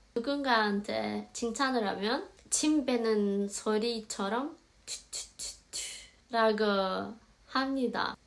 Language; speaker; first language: Korean; non-native, fluent; Azerbaijani